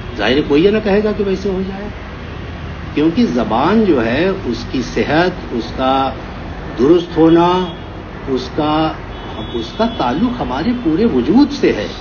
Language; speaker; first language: Urdu; native; Urdu